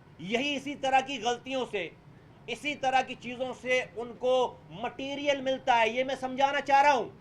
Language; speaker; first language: Urdu; native; Urdu